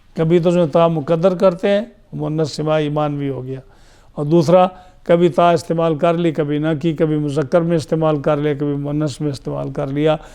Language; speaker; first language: Urdu; non-native, local second language; Punjabi